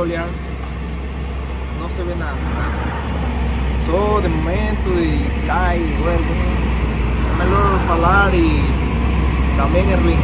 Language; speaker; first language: Portuguese; non-native, learner; Spanish